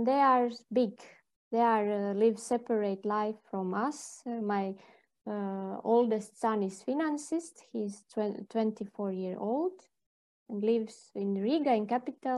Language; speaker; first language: English; non-native, learner; Latvian